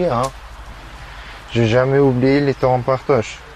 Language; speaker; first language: French; non-native, learner; Persian